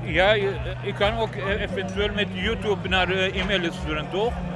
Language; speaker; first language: Dutch; non-native, learner; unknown